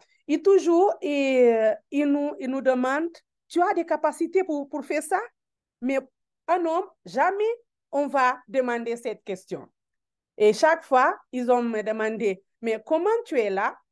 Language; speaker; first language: French; non-native, learner; Portuguese